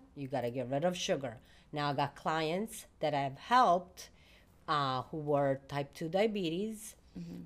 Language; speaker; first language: English; non-native, fluent; Italian